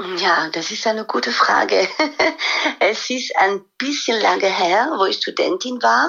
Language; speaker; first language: German; non-native, fluent; French